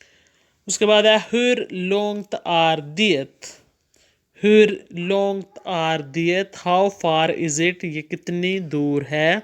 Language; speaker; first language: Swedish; non-native, learner; Urdu